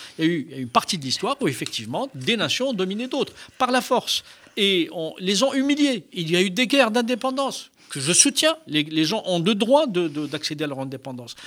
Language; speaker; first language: French; non-native, local second language; Arabic